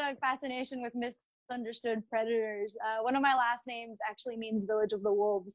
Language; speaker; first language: English; early bilingual, other home language; Spanish